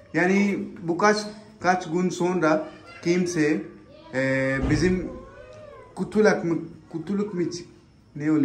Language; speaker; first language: Turkish; non-native, learner; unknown